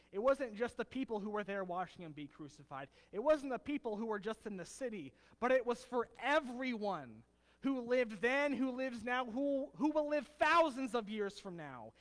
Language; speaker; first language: English; native; English